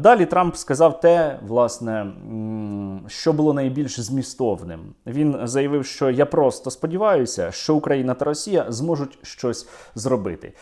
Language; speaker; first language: Ukrainian; native; Ukrainian